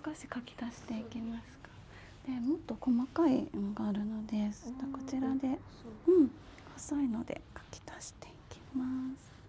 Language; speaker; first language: Japanese; native; Japanese